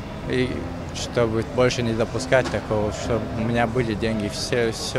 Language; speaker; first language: Russian; non-native, local second language; Chechen